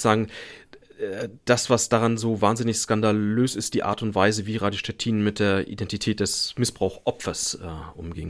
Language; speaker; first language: German; native; German